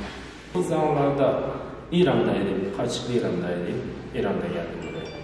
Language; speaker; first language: Turkish; non-native, learner; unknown